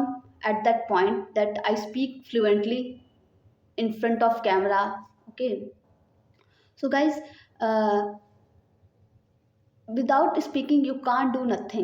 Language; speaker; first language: English; non-native, learner; Hindi